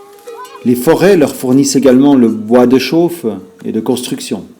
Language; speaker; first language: French; native; French